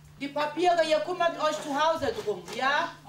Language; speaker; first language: German; non-native, fluent; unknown